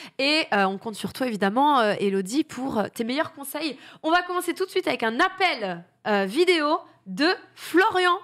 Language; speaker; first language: French; native; French